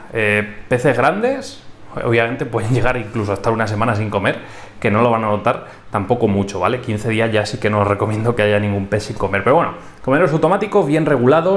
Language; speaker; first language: Spanish; native; Spanish